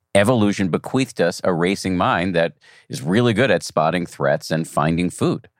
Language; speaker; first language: English; native; English